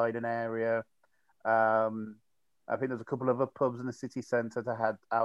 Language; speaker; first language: English; native; English